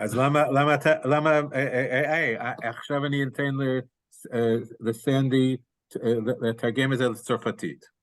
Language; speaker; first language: Hebrew; non-native, fluent; English